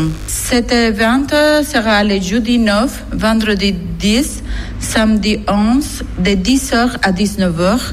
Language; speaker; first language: French; non-native, learner; Spanish